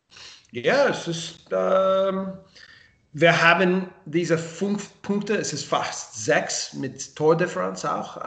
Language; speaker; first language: German; non-native, learner; English